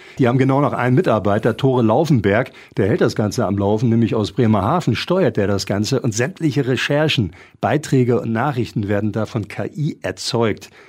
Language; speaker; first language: German; native; German